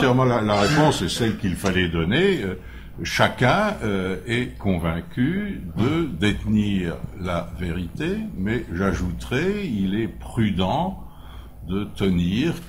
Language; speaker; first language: French; native; French